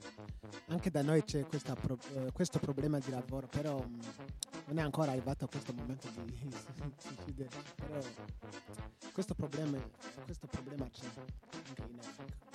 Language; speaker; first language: Italian; non-native, local second language; Rundi